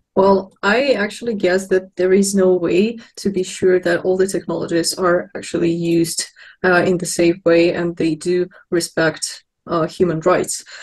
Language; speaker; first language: English; non-native, fluent; Russian